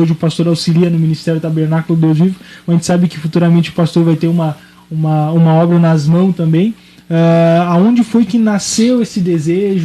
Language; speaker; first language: Portuguese; native; Portuguese